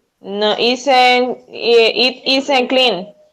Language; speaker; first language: English; non-native, learner; Spanish